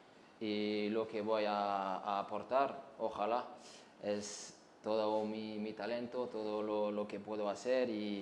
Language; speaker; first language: Spanish; non-native, learner; Arabic